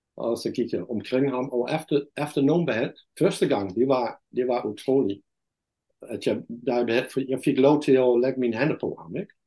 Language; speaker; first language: Danish; non-native, fluent; Dutch